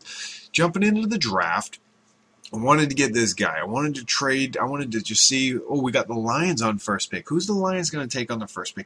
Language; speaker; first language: English; native; English